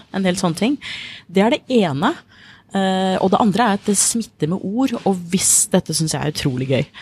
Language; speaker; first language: Norwegian; non-native, fluent; English